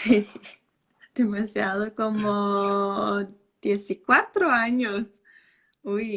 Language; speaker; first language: Spanish; non-native, fluent; Danish